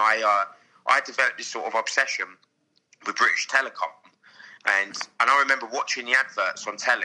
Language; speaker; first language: English; native; English